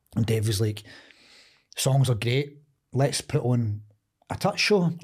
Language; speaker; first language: English; native; English